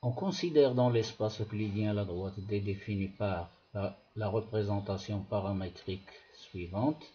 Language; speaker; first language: French; non-native, local second language; Arabic